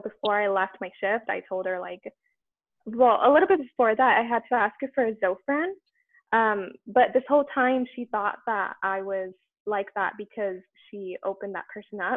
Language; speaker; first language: English; native; English